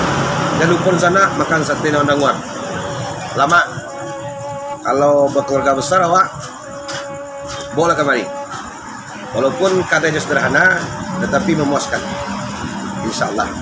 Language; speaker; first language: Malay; non-native, local second language; Minangkabau